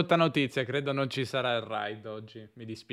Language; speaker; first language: Italian; native; Italian